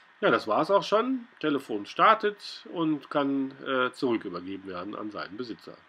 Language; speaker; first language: German; native; German